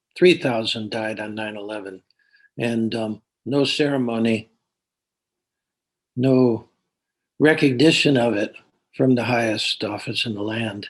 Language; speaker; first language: English; native; English